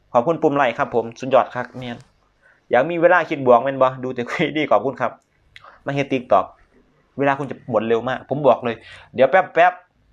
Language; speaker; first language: Thai; native; Thai